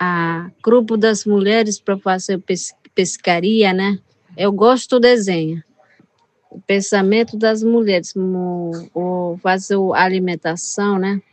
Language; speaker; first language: Portuguese; non-native, local second language; Yanomámi